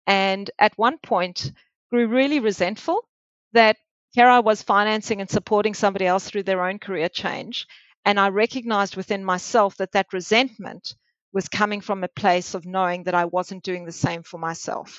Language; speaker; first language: English; native; English